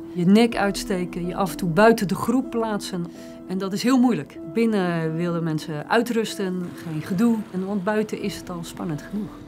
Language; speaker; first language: Dutch; native; Dutch